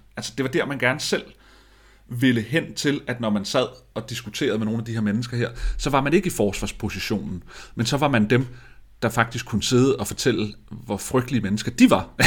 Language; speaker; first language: Danish; native; Danish